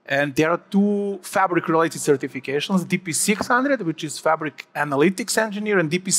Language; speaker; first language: English; non-native, fluent; Serbian